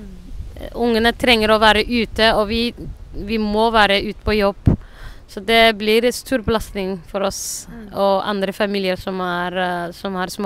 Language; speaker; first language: Norwegian; non-native, learner; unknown